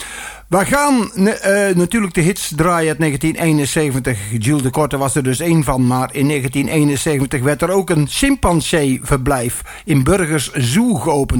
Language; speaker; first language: Dutch; native; Dutch